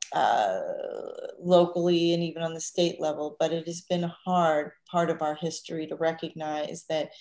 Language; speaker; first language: English; native; English